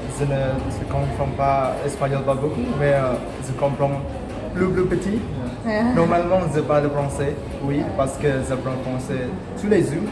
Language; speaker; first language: French; non-native, learner; Indonesian